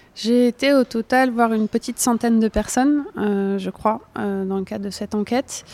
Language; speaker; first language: French; native; French